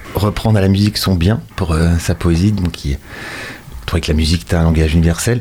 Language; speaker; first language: French; native; French